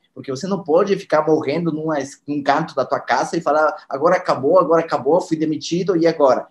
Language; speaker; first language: Portuguese; non-native, fluent; Spanish